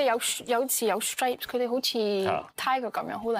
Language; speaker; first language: Cantonese; early bilingual, heritage; Cantonese